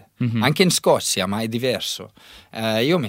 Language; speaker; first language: Italian; non-native, learner; English